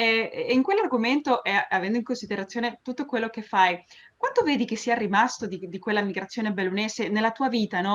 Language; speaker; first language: Italian; early bilingual, heritage; Spanish